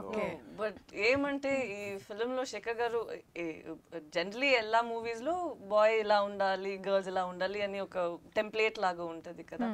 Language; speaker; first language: Telugu; non-native, learner; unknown